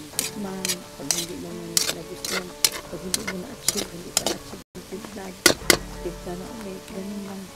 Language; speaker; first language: Filipino; non-native, local second language; Cebuano